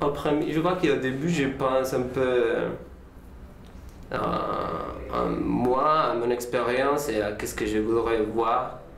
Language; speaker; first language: French; non-native, learner; Spanish